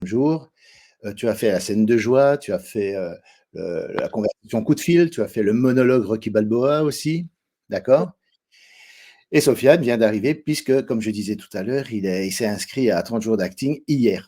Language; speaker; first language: French; native; French